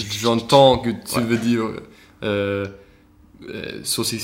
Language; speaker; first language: French; non-native, learner; Swedish